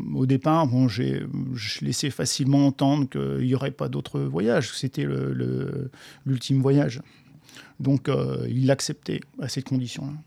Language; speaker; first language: French; native; French